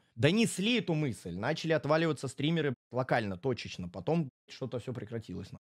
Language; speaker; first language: Russian; native; Russian